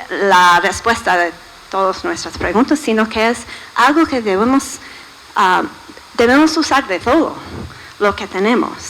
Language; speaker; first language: Spanish; non-native, fluent; English